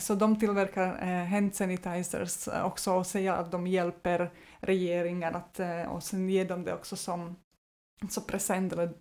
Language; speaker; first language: Swedish; non-native, fluent; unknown